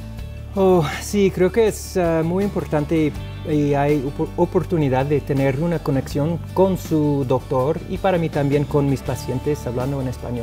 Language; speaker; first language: Spanish; non-native, fluent; English